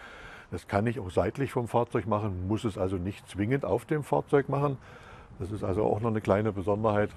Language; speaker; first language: German; native; German